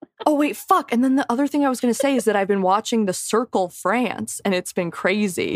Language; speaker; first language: English; native; English